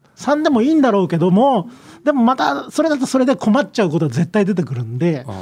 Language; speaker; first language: Japanese; native; Japanese